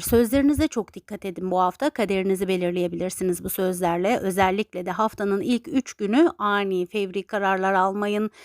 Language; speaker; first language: Turkish; native; Turkish